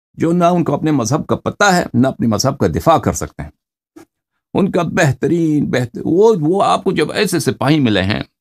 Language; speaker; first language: Hindi; non-native, fluent; Persian